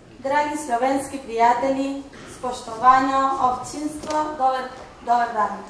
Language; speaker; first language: Slovenian; early bilingual, heritage; Slovenian